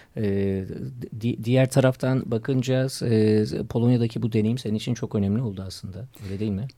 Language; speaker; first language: Turkish; native; Turkish